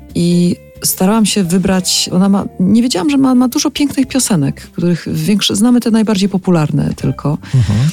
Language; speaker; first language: Polish; native; Polish